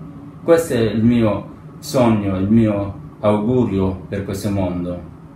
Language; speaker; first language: Italian; non-native, fluent; Persian